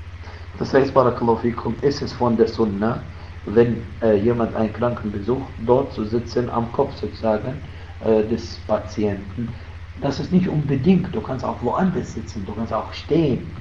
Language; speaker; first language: German; non-native, fluent; Arabic